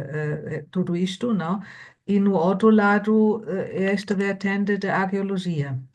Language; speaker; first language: Portuguese; non-native, fluent; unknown